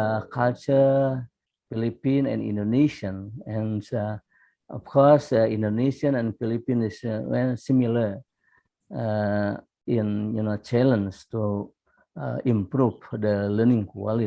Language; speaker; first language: English; non-native, fluent; Indonesian